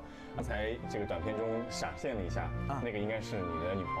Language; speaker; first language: Chinese; native; Chinese